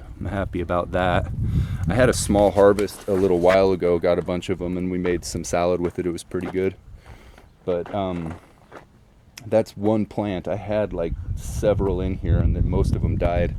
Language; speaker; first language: English; native; English